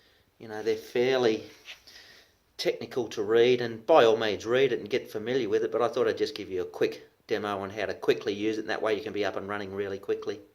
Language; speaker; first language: English; native; English